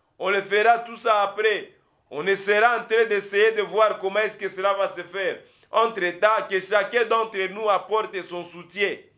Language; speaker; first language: French; non-native, local second language; Lingala